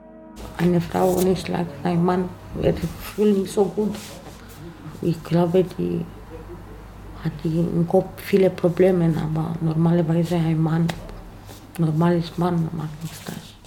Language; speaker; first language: German; non-native, learner; Romanian